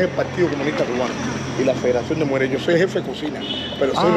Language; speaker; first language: Spanish; native; Spanish